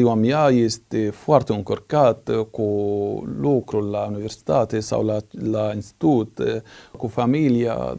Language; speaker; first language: Romanian; non-native, fluent; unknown